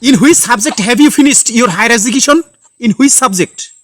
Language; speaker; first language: English; non-native, learner; Bangla